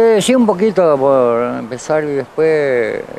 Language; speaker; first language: Spanish; native; Spanish